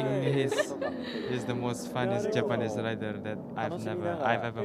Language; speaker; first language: English; non-native, fluent; Japanese